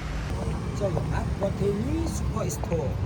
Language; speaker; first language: Korean; non-native, fluent; Nepali